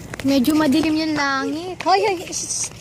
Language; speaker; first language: Filipino; native; Filipino